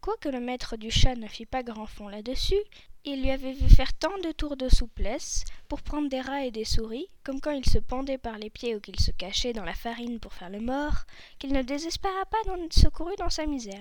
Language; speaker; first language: French; native; French